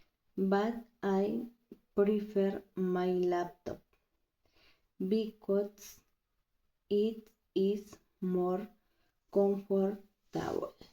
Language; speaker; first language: English; non-native, learner; Spanish